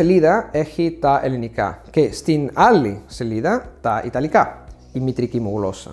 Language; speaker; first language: Greek; non-native, fluent; Italian